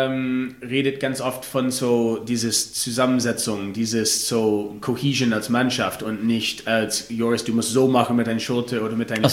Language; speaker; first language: German; non-native, fluent; English